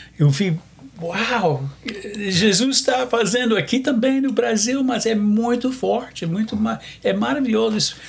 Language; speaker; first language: Portuguese; non-native, fluent; English